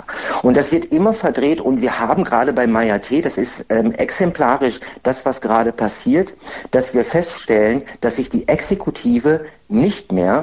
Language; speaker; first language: German; native; German